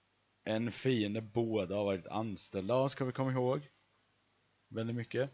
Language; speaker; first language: Swedish; native; Swedish